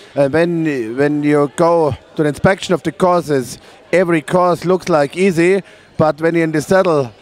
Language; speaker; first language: English; non-native, fluent; German